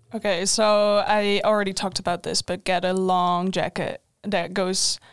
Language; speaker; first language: English; non-native, fluent; Dutch